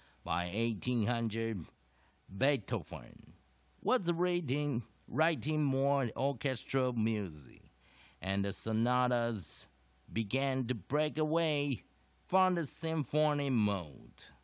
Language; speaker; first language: English; non-native, fluent; Chinese